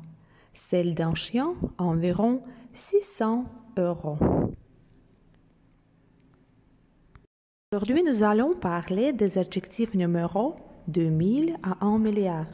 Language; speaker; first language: French; non-native, fluent; Russian